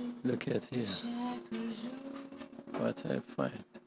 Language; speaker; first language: English; non-native, learner; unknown